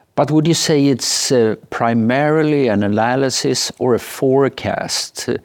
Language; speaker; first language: English; non-native, fluent; Swedish